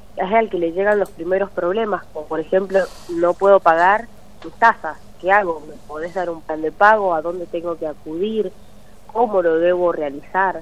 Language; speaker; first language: Spanish; native; Spanish